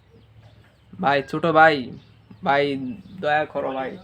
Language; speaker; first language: Hindi; non-native, learner; Bangla